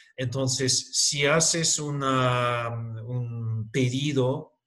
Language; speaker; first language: Spanish; non-native, fluent; English